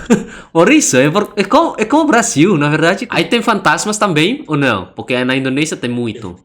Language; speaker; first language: Portuguese; non-native, learner; Indonesian